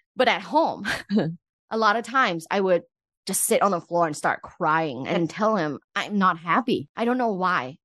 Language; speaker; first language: English; early bilingual, other home language; Thai